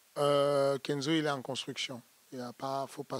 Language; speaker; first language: French; native; French